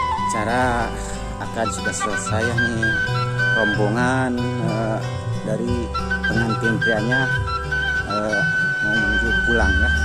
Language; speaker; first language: Indonesian; non-native, local second language; Sundanese